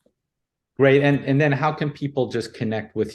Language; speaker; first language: English; native; English